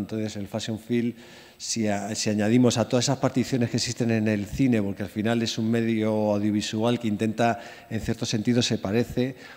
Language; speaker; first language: Spanish; native; Spanish